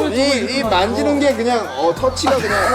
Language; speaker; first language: Korean; native; Korean